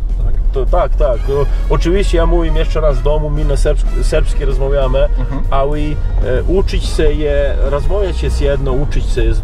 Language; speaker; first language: Polish; non-native, learner; Serbian